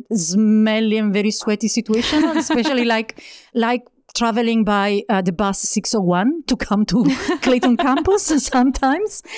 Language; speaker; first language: English; non-native, fluent; Italian